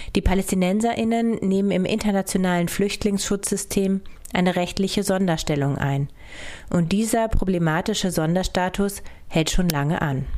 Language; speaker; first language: German; native; German